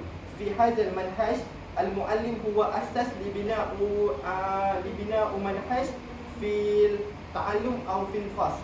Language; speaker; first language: Arabic; non-native, learner; Malay